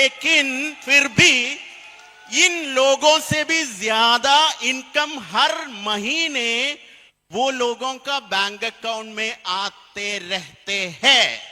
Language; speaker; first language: Hindi; non-native, fluent; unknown